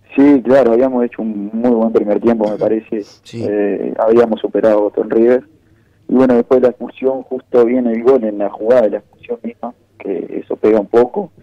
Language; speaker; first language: Spanish; native; Spanish